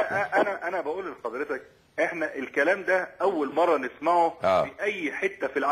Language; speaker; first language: Arabic; native; Arabic